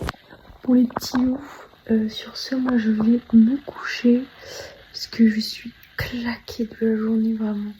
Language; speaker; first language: French; native; French